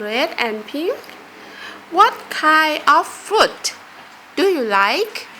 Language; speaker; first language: English; non-native, learner; Thai